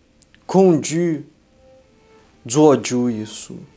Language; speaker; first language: Chinese; non-native, fluent; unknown